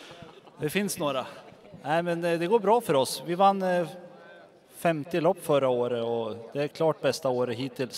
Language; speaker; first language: Swedish; native; Swedish